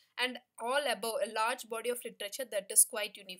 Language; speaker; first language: English; non-native, local second language; Tamil